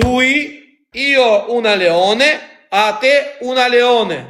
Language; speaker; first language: Italian; non-native, learner; Albanian